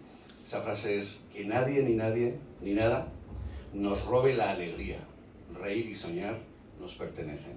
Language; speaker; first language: Spanish; native; Spanish